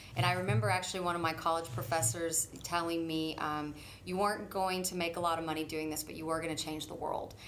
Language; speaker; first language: English; native; English